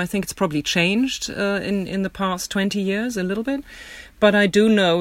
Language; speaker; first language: English; non-native, fluent; German